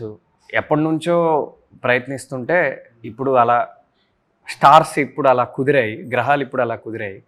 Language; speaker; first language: Telugu; native; Telugu